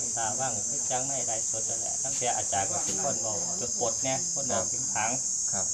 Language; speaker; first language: Thai; native; Thai